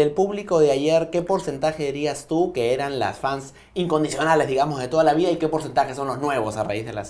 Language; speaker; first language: Spanish; native; Spanish